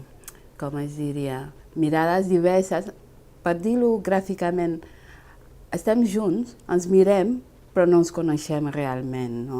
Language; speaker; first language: Catalan; non-native, fluent; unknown